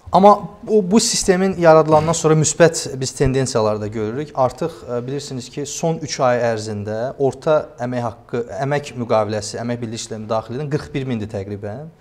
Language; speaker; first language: Azerbaijani; native; Azerbaijani